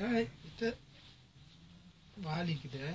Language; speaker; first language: Russian; non-native, learner; Uzbek